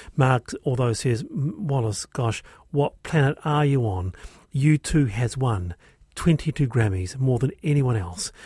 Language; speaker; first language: English; native; English